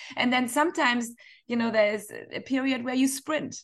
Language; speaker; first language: English; non-native, fluent; German